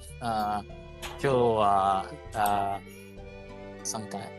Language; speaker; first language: Japanese; early bilingual, heritage; English